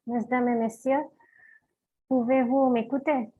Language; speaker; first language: French; non-native, fluent; Bangla